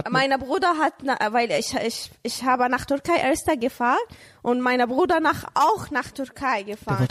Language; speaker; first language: German; non-native, learner; Arabic